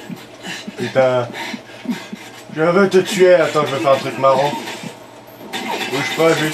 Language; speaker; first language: French; native; French